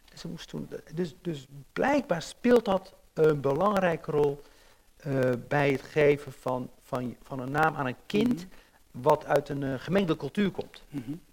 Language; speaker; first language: Dutch; native; Dutch